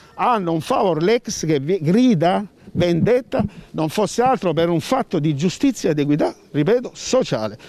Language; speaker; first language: Italian; native; Italian